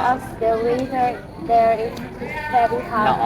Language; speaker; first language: English; non-native, learner; Indonesian